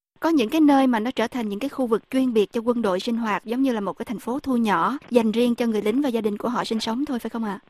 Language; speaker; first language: Vietnamese; native; Vietnamese